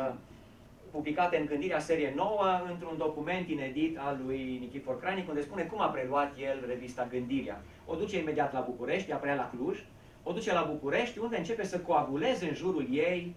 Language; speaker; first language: Romanian; native; Romanian